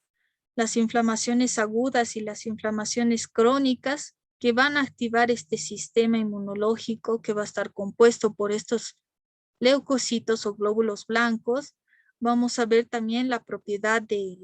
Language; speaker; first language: Spanish; native; Spanish